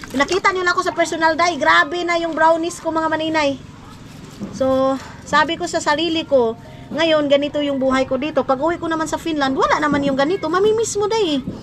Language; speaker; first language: Filipino; non-native, local second language; Cebuano